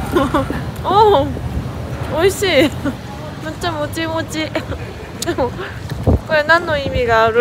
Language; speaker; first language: Japanese; non-native, fluent; Korean